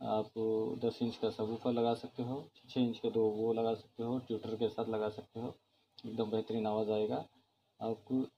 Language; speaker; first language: Hindi; non-native, local second language; Urdu